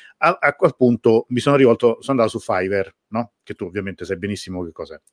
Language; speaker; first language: Italian; native; Italian